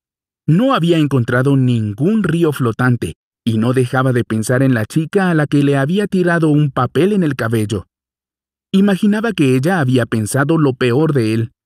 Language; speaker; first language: Spanish; native; Spanish